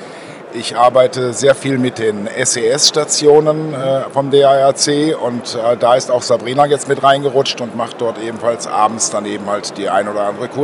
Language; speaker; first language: German; native; German